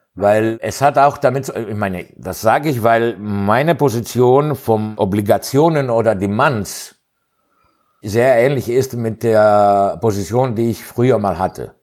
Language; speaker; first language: German; non-native, fluent; Greek